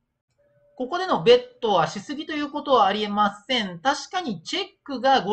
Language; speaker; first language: Japanese; native; Japanese